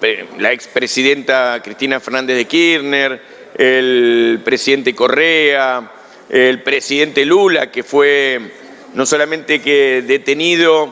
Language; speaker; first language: Spanish; native; Spanish